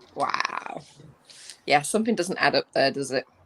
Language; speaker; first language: English; native; English